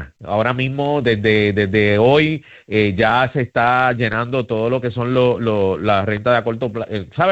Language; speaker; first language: Spanish; native; Spanish